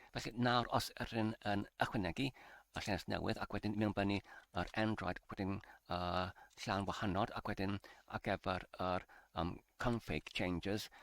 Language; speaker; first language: Welsh; non-native, learner; English